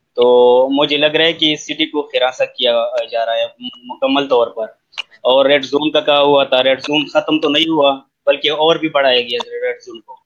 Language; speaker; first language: Urdu; non-native, local second language; Pashto